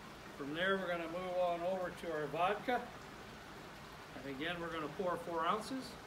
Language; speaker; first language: English; native; English